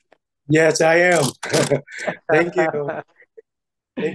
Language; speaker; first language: English; non-native, fluent; Vietnamese